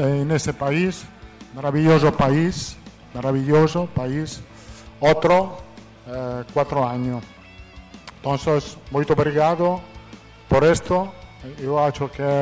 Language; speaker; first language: Portuguese; non-native, fluent; Italian